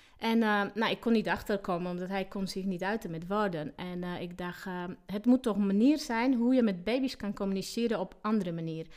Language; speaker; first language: Dutch; non-native, fluent; Slovak